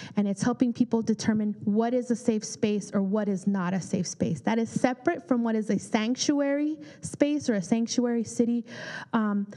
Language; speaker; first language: English; early bilingual, other home language; Spanish